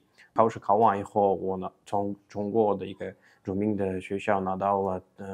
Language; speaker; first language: Chinese; non-native, fluent; Uzbek